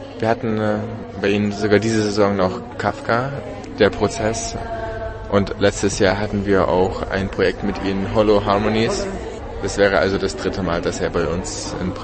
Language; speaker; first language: German; non-native, fluent; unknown